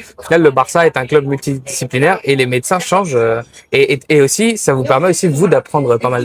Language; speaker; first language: French; native; French